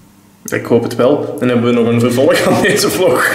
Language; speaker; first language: Dutch; native; Dutch